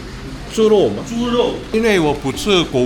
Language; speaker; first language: Chinese; non-native, learner; Korean